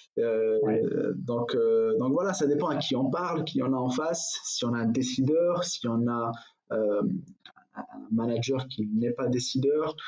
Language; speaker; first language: French; non-native, local second language; Arabic